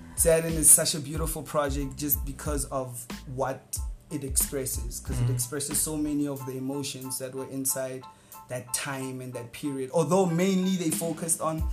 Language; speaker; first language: English; non-native, local second language; Northern Sotho